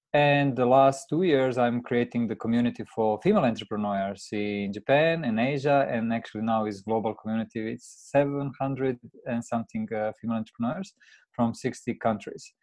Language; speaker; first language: English; non-native, fluent; Croatian